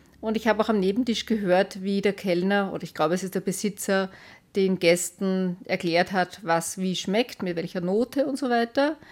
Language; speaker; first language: German; native; German